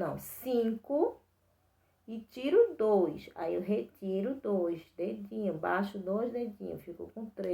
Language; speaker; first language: Portuguese; native; Portuguese